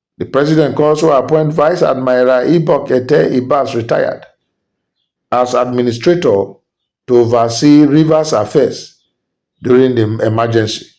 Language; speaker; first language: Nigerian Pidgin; non-native, local second language; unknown